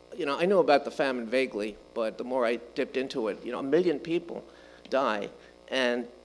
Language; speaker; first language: English; native; English